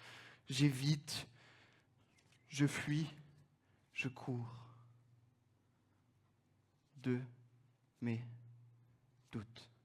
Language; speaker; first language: French; non-native, fluent; German